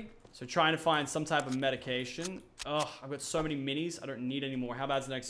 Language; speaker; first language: English; native; English